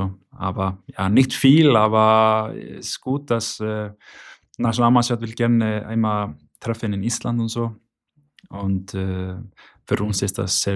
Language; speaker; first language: German; non-native, learner; Icelandic